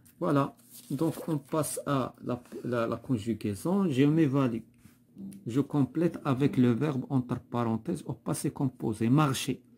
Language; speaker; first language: French; non-native, local second language; Arabic